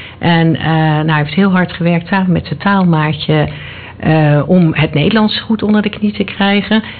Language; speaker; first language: Dutch; native; Dutch